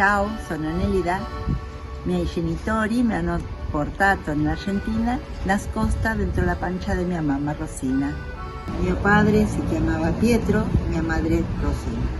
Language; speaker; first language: Italian; early bilingual, heritage; Italian